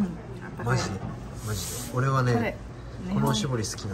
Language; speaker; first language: Japanese; native; Japanese